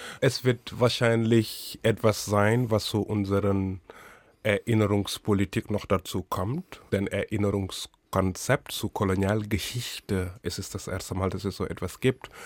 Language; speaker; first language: German; non-native, fluent; Wolof